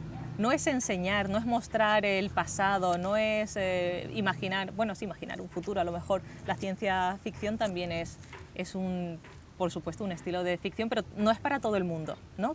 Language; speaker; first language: Spanish; native; Spanish